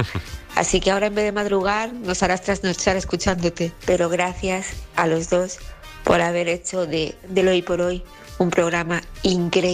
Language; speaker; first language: Spanish; native; Spanish